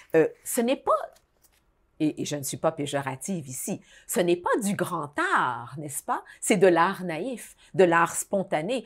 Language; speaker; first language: French; native; French